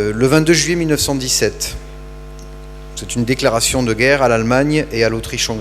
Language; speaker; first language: French; native; French